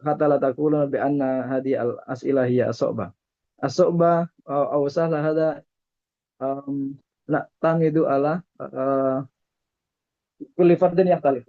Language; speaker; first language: Arabic; non-native, fluent; Indonesian